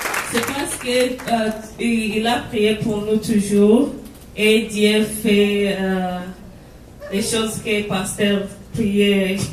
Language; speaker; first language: French; non-native, learner; English